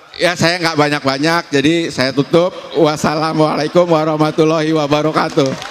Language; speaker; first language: Indonesian; native; Indonesian